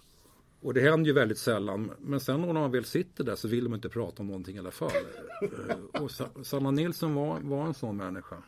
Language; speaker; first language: Swedish; native; Swedish